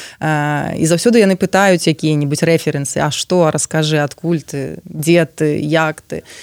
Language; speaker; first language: Belarusian; non-native, local second language; Russian